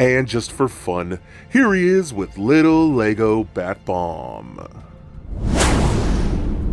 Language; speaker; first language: English; native; English